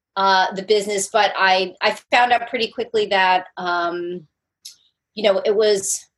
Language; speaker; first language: English; native; English